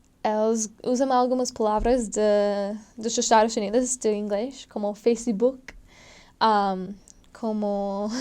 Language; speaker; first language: Portuguese; non-native, fluent; English